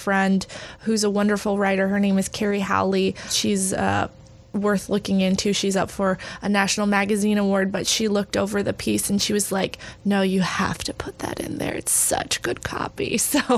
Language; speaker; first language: English; native; English